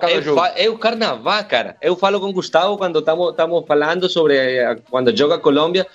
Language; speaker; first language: Portuguese; non-native, learner; Spanish